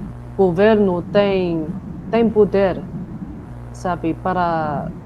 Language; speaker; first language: Portuguese; non-native, fluent; Chinese